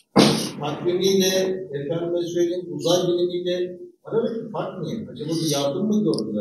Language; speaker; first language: Turkish; native; Turkish